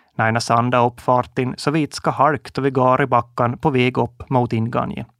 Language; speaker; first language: Swedish; native; Swedish